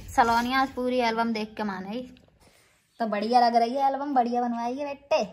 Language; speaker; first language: Hindi; native; Hindi